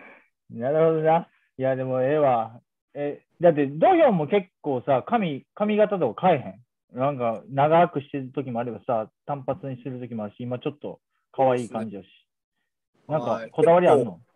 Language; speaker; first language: Japanese; native; Japanese